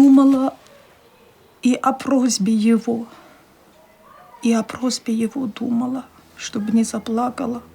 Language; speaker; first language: Russian; non-native, local second language; Chechen